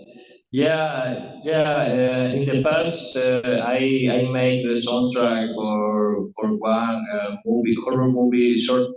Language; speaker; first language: English; non-native, learner; Spanish